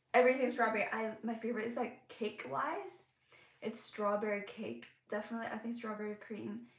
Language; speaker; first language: English; non-native, local second language; Cantonese